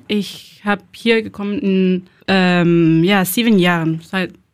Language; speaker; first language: German; non-native, learner; Spanish